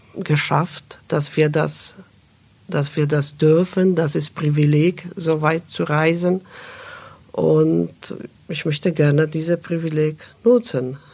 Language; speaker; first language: German; non-native, fluent; Polish